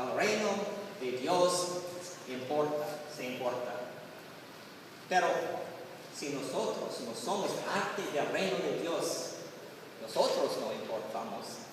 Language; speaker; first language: Spanish; non-native, learner; English